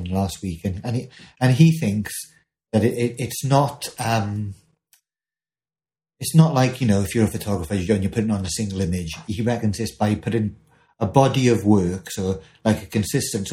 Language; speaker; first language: English; native; English